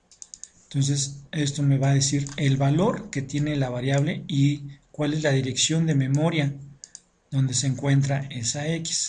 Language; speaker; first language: Spanish; native; Spanish